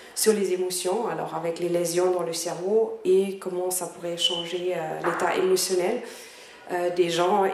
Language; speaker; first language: French; non-native, fluent; German